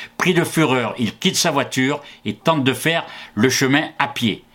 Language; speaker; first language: French; native; French